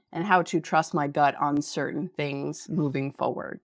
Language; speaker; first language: English; native; English